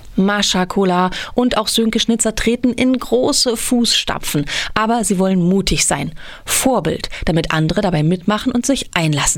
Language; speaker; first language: German; native; German